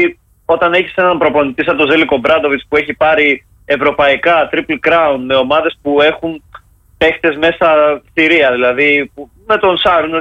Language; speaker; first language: Greek; native; Greek